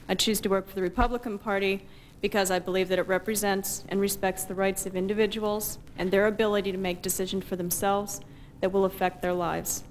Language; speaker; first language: English; native; English